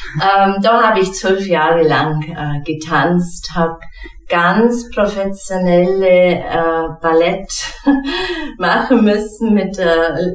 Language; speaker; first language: German; non-native, fluent; English